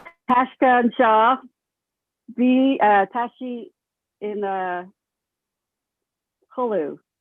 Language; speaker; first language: Irish; non-native, learner; English